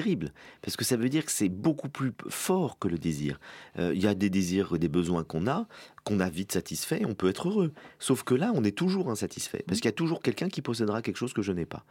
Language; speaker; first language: French; native; French